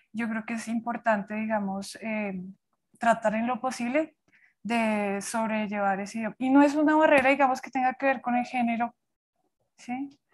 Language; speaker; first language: Spanish; native; Spanish